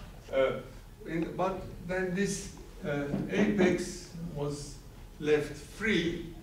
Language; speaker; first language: English; non-native, fluent; Turkish